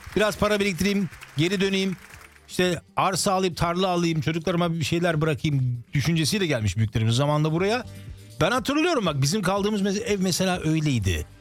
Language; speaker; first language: Turkish; early bilingual, heritage; Turkish